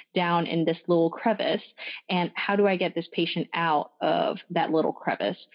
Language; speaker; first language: English; early bilingual, other home language; French